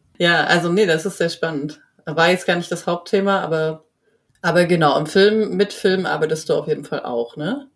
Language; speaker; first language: German; native; German